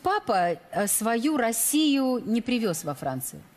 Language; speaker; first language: Russian; native; Russian